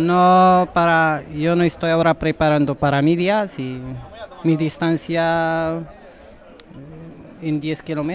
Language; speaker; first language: Spanish; non-native, learner; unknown